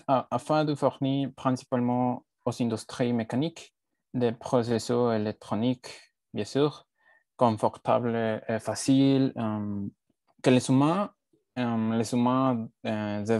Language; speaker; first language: French; non-native, learner; Spanish